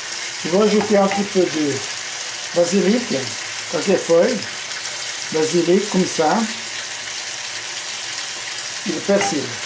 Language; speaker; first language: French; non-native, fluent; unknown